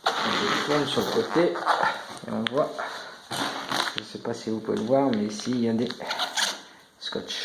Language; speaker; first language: French; native; French